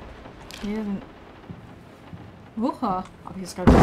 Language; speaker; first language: German; native; German